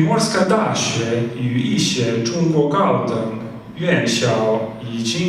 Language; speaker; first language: Chinese; non-native, fluent; Slovenian